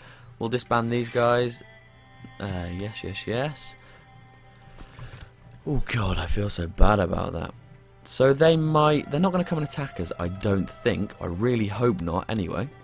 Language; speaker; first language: English; native; English